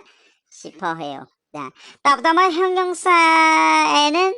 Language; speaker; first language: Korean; non-native, fluent; Khmer